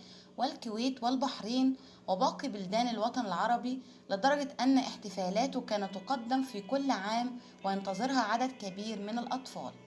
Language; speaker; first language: Arabic; native; Arabic